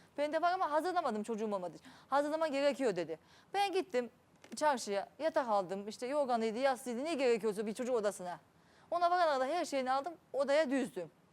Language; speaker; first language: Turkish; native; Turkish